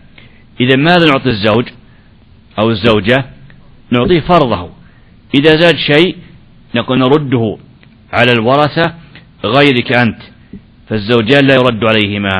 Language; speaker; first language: Arabic; native; Arabic